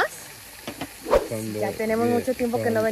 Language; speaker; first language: Spanish; native; Spanish